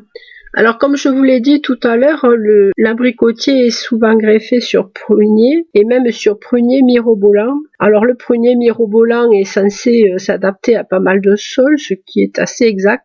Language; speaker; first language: French; native; French